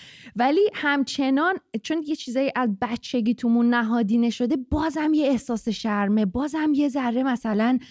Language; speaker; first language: Persian; native; Persian